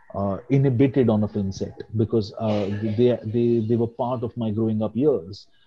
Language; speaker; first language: English; non-native, local second language; Hindi